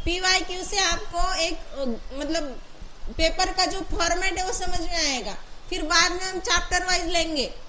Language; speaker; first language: Hindi; non-native, local second language; Marathi